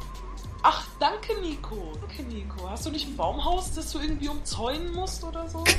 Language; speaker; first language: German; native; German